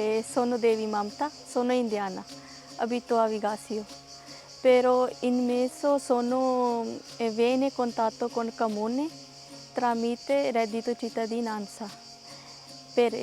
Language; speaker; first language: Italian; non-native, learner; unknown